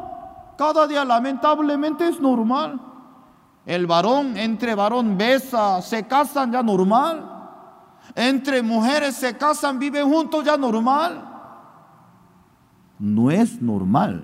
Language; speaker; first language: Spanish; non-native, fluent; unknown